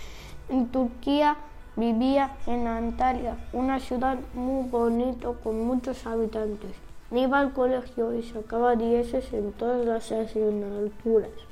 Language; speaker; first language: Spanish; early bilingual, other home language; Turkish